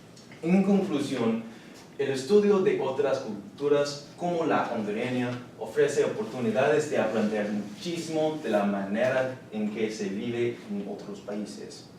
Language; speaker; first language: Spanish; non-native, learner; English